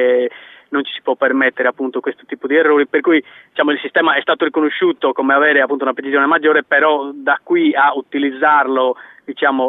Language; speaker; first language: Italian; native; Italian